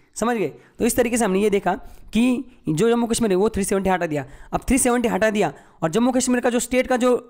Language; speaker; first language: Hindi; non-native, local second language; Marathi